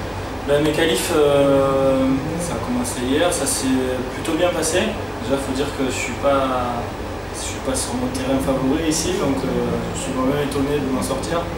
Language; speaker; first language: French; native; French